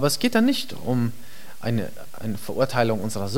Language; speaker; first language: German; native; German